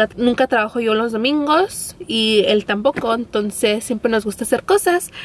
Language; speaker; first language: Spanish; early bilingual, heritage; Spanish